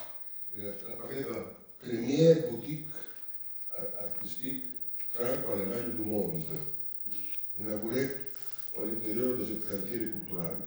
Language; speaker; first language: French; non-native, learner; Italian